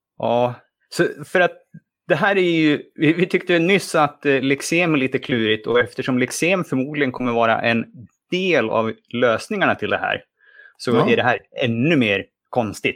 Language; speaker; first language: Swedish; native; Swedish